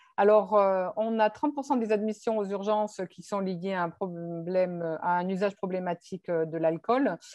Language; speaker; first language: French; native; French